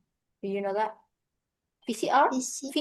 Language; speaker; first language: English; non-native, fluent; Indonesian